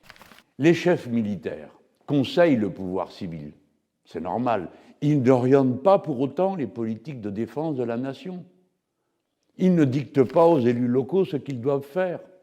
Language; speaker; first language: French; native; French